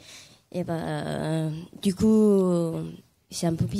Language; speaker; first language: French; non-native, learner; Chinese